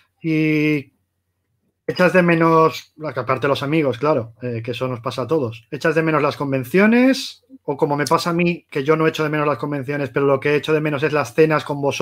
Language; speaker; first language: Spanish; native; Spanish